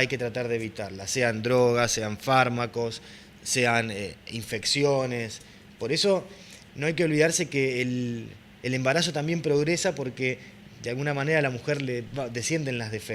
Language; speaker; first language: Spanish; native; Spanish